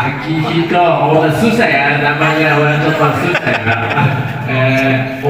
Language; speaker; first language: Indonesian; non-native, learner; Japanese